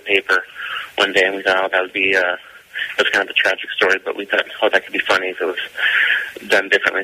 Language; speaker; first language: English; native; English